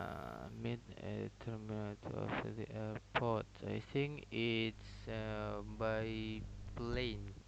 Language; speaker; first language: English; non-native, learner; Indonesian